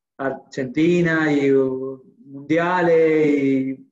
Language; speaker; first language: Italian; non-native, fluent; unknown